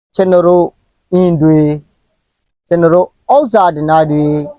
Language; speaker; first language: Burmese; non-native, local second language; Rohingya